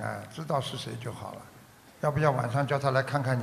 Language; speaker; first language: Chinese; non-native, local second language; Wu Chinese